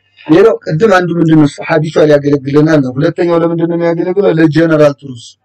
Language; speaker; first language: Amharic; native; Amharic